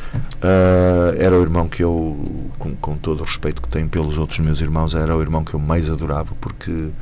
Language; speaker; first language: Portuguese; native; Portuguese